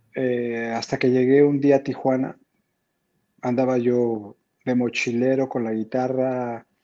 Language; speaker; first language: Spanish; native; Spanish